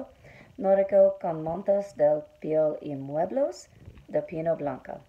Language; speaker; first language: Spanish; non-native, learner; English